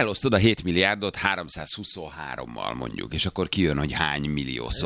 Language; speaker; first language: Hungarian; native; Hungarian